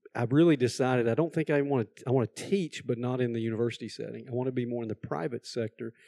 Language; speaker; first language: English; native; English